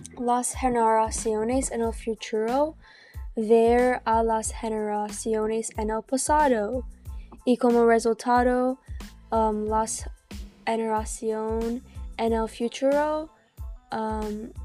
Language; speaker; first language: Spanish; non-native, learner; English